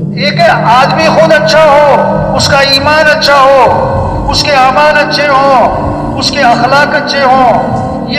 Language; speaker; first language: Urdu; non-native, local second language; Pashto